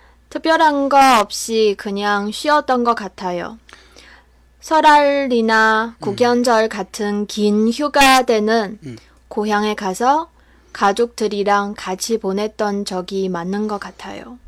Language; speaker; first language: Korean; non-native, fluent; Chinese